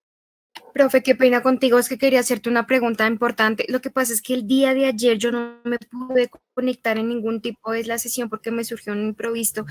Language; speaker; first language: Spanish; native; Spanish